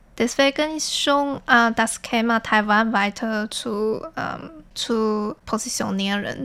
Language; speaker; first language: German; non-native, fluent; Chinese